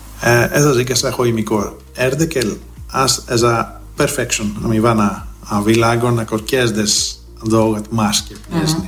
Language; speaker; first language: Hungarian; non-native, learner; Greek